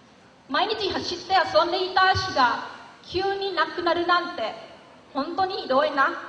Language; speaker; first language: Japanese; non-native, learner; Lao